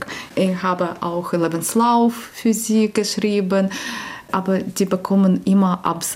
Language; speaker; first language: German; non-native, learner; Ukrainian